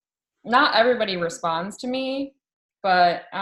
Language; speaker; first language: English; native; English